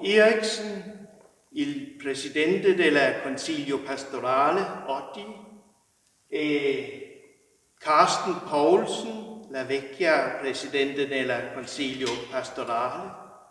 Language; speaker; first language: Italian; non-native, learner; Danish